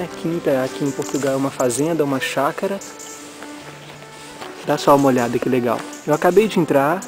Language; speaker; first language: Portuguese; native; Portuguese